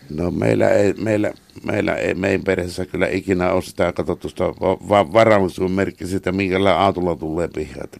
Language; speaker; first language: Finnish; native; Finnish